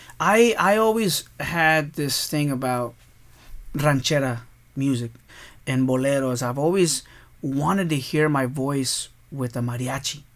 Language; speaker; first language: English; early bilingual, other home language; Spanish